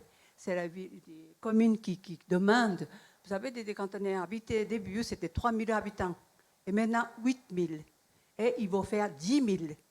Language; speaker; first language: French; non-native, learner; Japanese